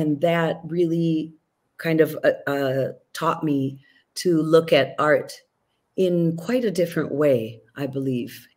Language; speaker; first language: English; early bilingual, other home language; Spanish